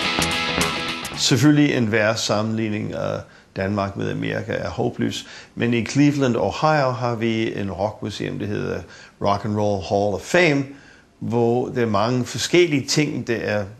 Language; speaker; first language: Danish; non-native, fluent; English